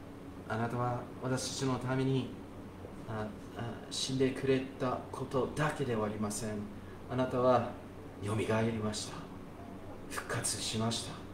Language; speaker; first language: Japanese; non-native, fluent; English